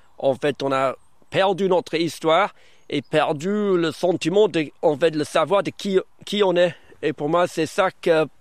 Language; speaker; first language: French; early bilingual, other home language; English